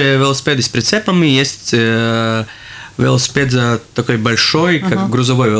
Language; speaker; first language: Russian; non-native, local second language; Latvian